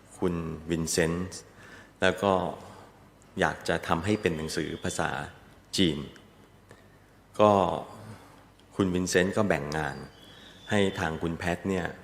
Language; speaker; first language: Thai; native; Thai